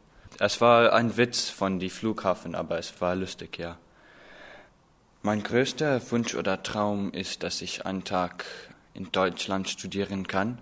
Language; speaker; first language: German; non-native, fluent; English